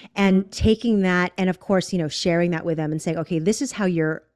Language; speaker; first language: English; native; English